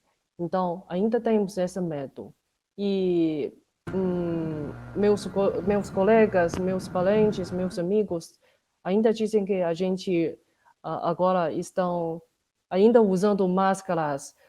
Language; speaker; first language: Portuguese; non-native, fluent; Chinese